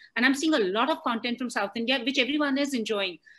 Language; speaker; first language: English; non-native, local second language; Hindi